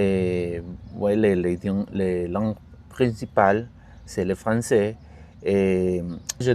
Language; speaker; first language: French; non-native, learner; Spanish